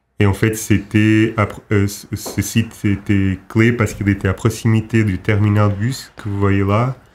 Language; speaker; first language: French; non-native, fluent; Portuguese